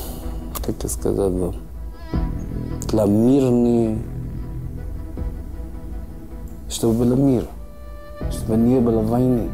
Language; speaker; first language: Russian; non-native, learner; Persian